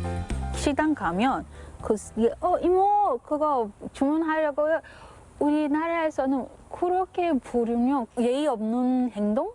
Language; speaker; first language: Korean; non-native, learner; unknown